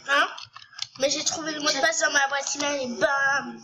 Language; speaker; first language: French; native; French